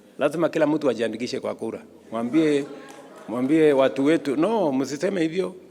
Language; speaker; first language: Swahili; non-native, local second language; Kalenjin